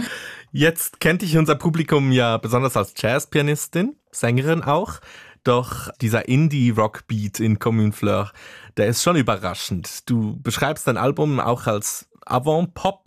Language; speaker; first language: German; native; German